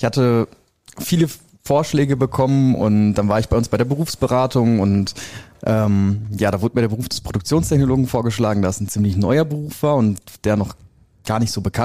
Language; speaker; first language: German; native; German